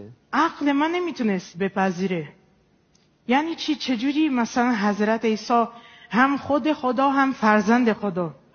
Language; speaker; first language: Persian; non-native, fluent; Portuguese